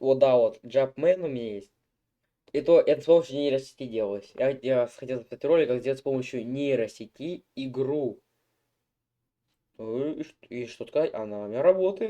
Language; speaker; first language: Russian; native; Russian